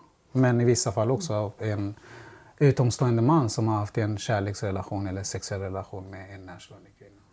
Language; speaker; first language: Swedish; non-native, fluent; Central Kurdish